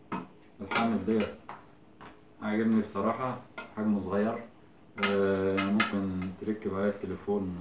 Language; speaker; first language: Arabic; native; Arabic